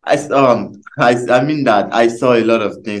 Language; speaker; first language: English; non-native, learner; French